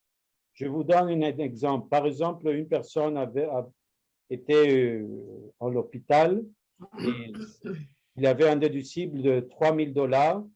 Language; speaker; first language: French; non-native, learner; Spanish